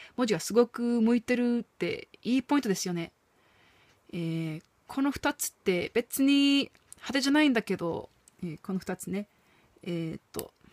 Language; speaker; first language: Japanese; non-native, fluent; English